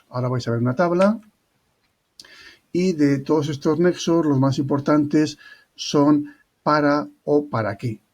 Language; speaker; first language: Spanish; native; Spanish